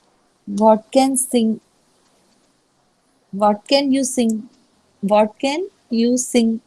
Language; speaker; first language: English; non-native, learner; Hindi